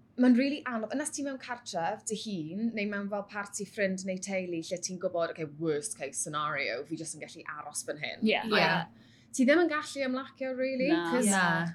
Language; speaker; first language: Welsh; native; Welsh